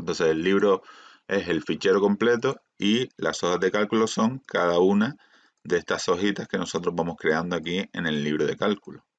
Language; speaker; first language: Spanish; native; Spanish